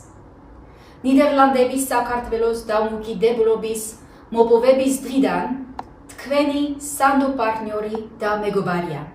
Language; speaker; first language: Georgian; non-native, learner; Dutch